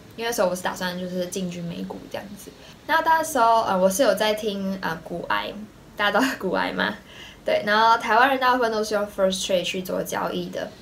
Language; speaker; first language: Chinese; native; Chinese